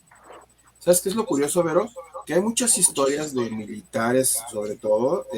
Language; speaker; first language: Spanish; native; Spanish